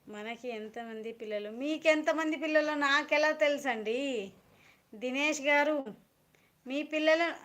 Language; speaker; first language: Telugu; non-native, local second language; Kannada